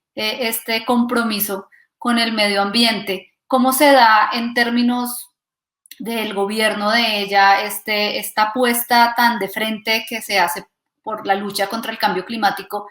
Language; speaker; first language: Spanish; native; Spanish